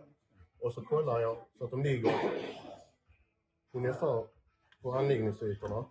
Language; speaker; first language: Swedish; native; Swedish